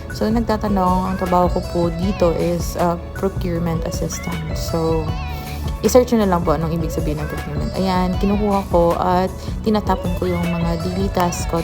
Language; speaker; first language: Filipino; non-native, local second language; Hiligaynon